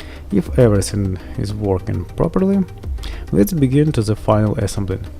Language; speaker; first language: English; non-native, fluent; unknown